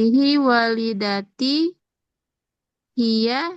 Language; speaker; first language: Arabic; non-native, learner; Indonesian